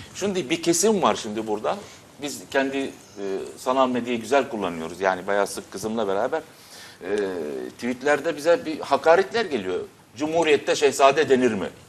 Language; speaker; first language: Turkish; early bilingual, heritage; Turkish